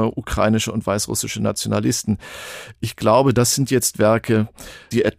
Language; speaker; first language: German; non-native, fluent; Ukrainian